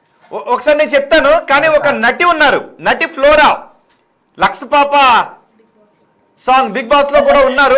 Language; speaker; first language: Telugu; native; Telugu